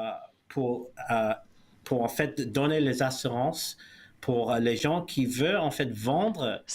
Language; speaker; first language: French; early bilingual, heritage; English